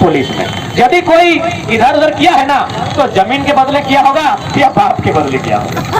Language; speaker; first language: Hindi; native; Hindi